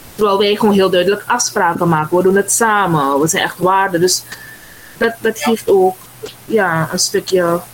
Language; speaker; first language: Dutch; native; Dutch